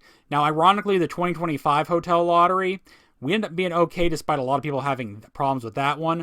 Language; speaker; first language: English; native; English